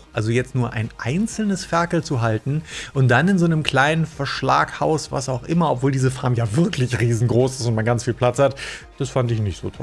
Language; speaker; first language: German; native; German